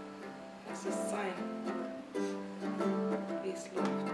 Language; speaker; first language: German; non-native, fluent; Japanese